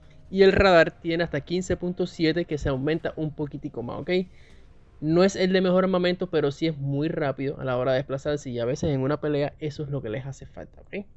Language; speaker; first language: Spanish; native; Spanish